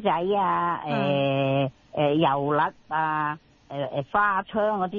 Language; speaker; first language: Cantonese; native; Cantonese